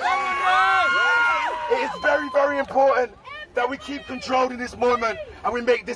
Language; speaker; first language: English; native; English